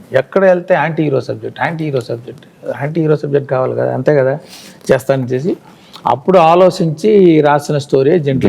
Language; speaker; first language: Telugu; non-native, local second language; Tamil